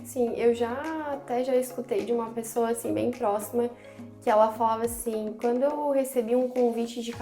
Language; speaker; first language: Portuguese; native; Portuguese